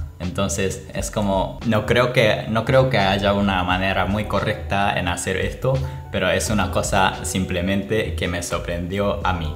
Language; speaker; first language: Spanish; non-native, learner; Japanese